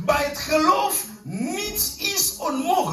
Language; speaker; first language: Dutch; non-native, fluent; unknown